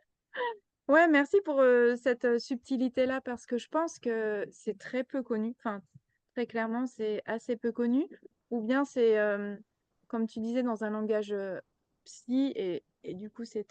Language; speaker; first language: French; native; French